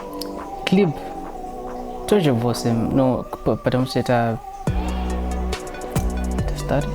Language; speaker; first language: Russian; non-native, learner; English